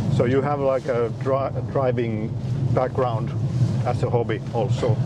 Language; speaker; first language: English; non-native, fluent; Finnish